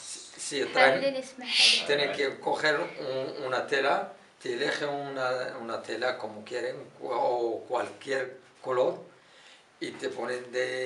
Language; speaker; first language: Spanish; non-native, learner; Arabic